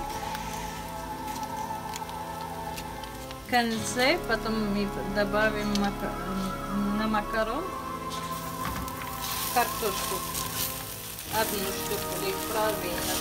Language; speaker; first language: Russian; non-native, learner; Tajik